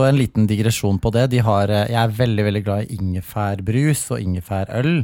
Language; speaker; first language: Norwegian; native; Norwegian